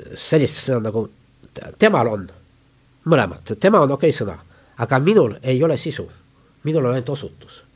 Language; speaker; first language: Estonian; non-native, local second language; Russian